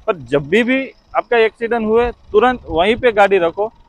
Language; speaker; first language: Hindi; non-native, local second language; Gujarati